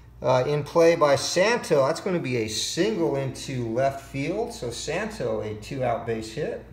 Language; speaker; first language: English; native; English